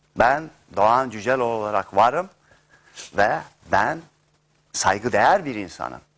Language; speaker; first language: Turkish; native; Turkish